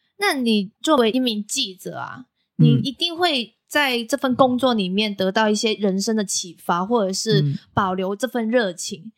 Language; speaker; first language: Chinese; non-native, local second language; Cantonese